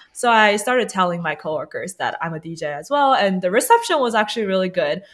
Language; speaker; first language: English; early bilingual, other home language; Chinese